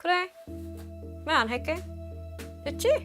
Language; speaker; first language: Korean; non-native, learner; Vietnamese